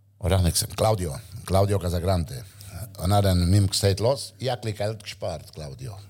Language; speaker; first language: German; non-native, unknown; Italian